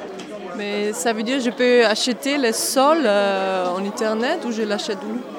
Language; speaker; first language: French; non-native, learner; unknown